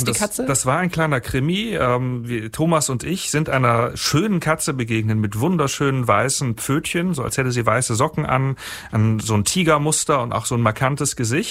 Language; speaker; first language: German; native; German